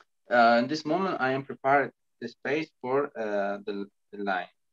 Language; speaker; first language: English; non-native, learner; Spanish